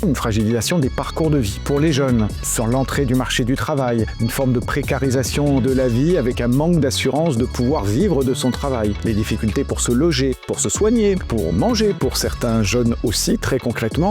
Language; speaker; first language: French; native; French